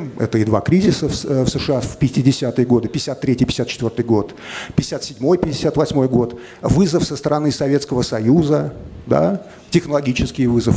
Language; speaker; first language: Russian; native; Russian